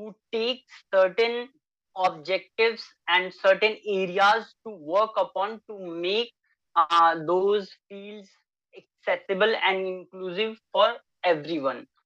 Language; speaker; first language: English; non-native, local second language; Hindi